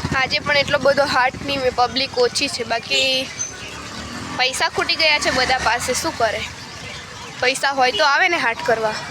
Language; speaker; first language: Gujarati; non-native, local second language; Rathawi